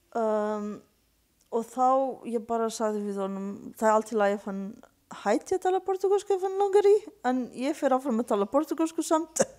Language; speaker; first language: Icelandic; non-native, fluent; Portuguese